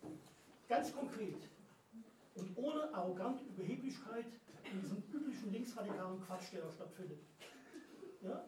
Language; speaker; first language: German; native; German